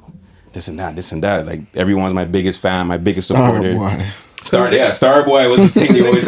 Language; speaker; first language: English; native; English